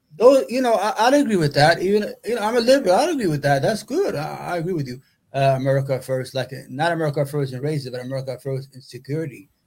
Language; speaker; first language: English; native; English